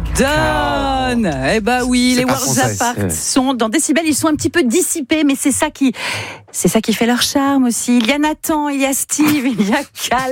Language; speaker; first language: French; native; French